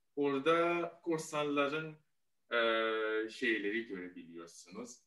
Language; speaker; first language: Turkish; non-native, fluent; Malagasy